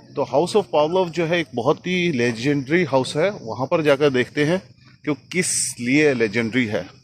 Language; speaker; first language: Hindi; non-native, fluent; Russian